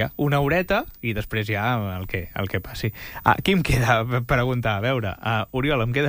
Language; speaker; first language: Catalan; native; Catalan